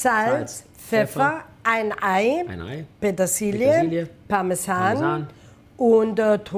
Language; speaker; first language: German; non-native, fluent; Italian